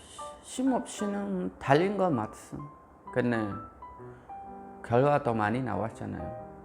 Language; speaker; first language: Korean; non-native, fluent; Khmer